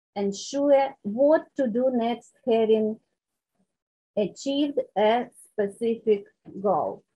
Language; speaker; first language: English; non-native, learner; Ukrainian